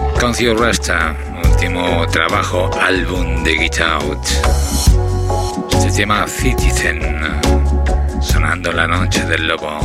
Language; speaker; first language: Spanish; native; Spanish